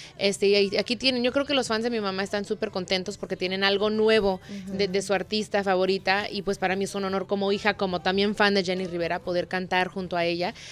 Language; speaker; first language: Spanish; early bilingual, heritage; Spanish